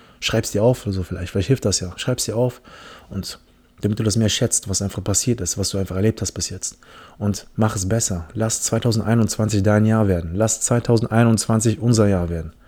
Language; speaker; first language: German; early bilingual, other home language; English